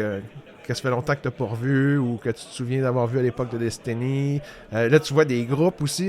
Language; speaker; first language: French; native; French